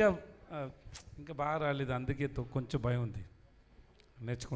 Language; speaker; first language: Telugu; non-native, learner; Tamil